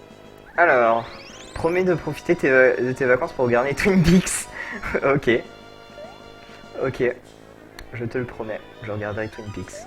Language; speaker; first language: French; native; French